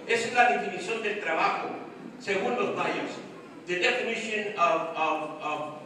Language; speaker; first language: Spanish; early bilingual, heritage; Spanish